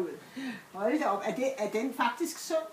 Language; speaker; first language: Danish; native; Danish